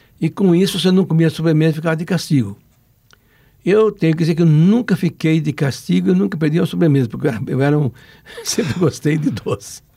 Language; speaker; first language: Portuguese; non-native, local second language; Italian